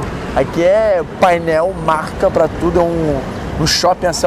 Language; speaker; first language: Portuguese; native; Portuguese